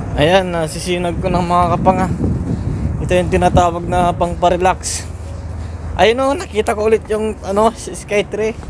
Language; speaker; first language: Filipino; native; Filipino